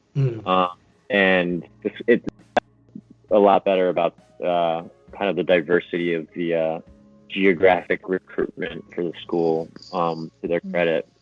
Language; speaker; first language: English; non-native, fluent; Japanese